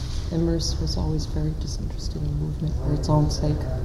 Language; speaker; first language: English; native; English